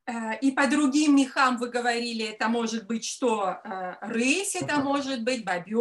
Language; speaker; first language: Russian; native; Russian